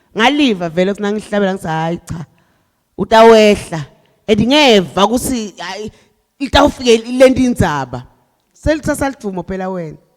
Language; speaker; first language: Zulu; non-native, local second language; Swati